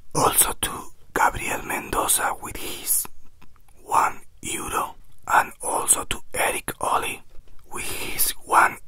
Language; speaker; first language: English; non-native, fluent; Spanish